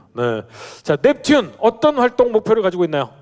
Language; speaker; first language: Korean; native; Korean